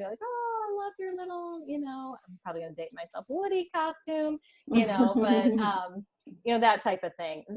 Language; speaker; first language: English; native; English